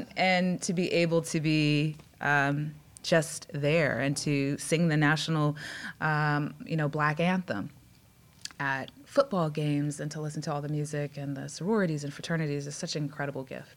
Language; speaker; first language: English; native; English